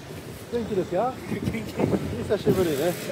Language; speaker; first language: Japanese; non-native, learner; French